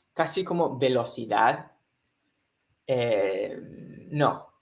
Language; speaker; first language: Spanish; non-native, fluent; English